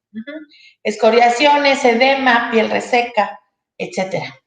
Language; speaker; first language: Spanish; native; Spanish